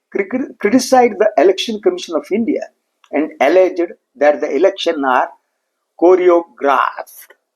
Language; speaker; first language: English; non-native, local second language; Kannada